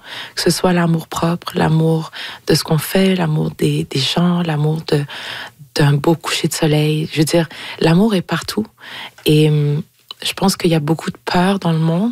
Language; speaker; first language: French; native; French